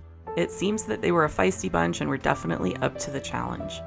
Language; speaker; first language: English; native; English